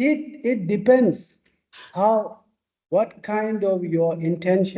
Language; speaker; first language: English; non-native, fluent; Tibetan